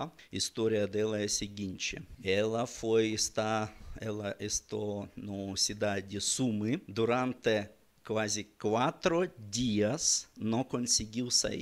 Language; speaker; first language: Portuguese; non-native, learner; Russian